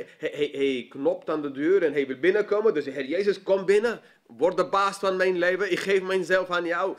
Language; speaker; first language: Dutch; non-native, fluent; English